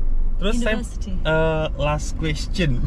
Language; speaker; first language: English; non-native, learner; Indonesian